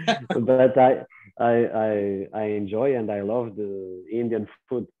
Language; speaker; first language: English; non-native, learner; Portuguese